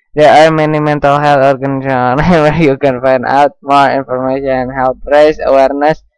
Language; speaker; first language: English; non-native, learner; Indonesian